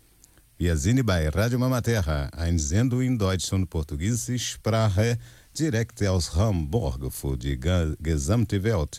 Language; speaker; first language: German; non-native, learner; Portuguese